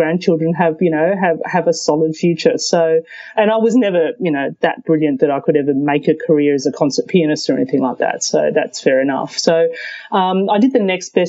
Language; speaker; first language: English; early bilingual, other home language; Cantonese